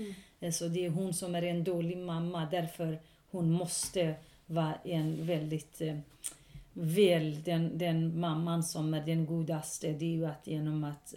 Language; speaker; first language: Swedish; non-native, local second language; Kurdish